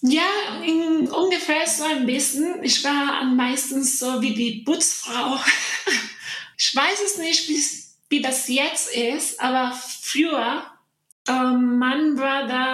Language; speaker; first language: German; non-native, learner; Spanish